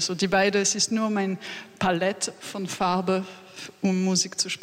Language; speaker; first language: German; non-native, learner; French